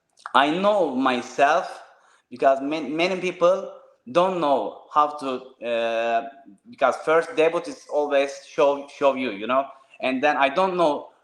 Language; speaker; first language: English; non-native, learner; Turkish